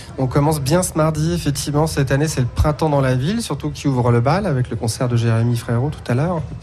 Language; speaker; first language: French; native; French